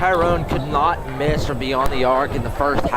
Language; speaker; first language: English; native; English